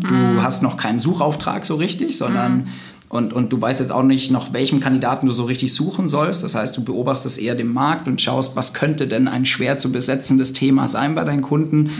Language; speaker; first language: German; native; German